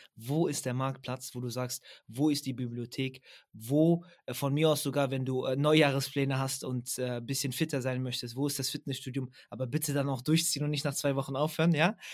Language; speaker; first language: German; early bilingual, other home language; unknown